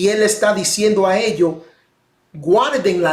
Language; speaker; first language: Spanish; non-native, fluent; English